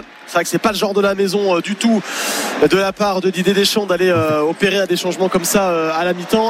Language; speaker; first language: French; native; French